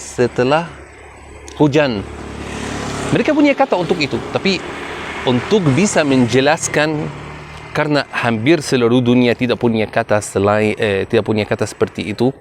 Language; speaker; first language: Indonesian; non-native, fluent; Arabic